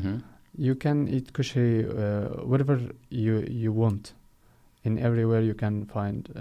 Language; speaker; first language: English; non-native, fluent; Arabic